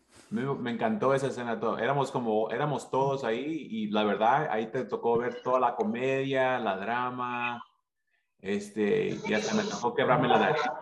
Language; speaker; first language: Spanish; early bilingual, other home language; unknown